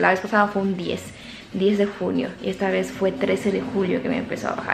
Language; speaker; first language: Spanish; native; Spanish